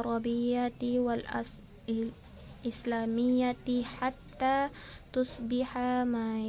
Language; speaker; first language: Arabic; non-native, learner; Indonesian